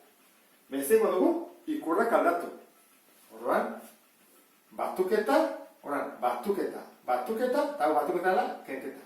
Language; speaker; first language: Basque; native; Basque